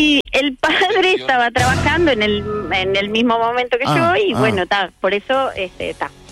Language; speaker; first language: Spanish; native; Spanish